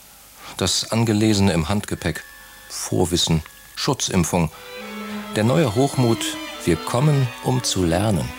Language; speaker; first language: German; native; German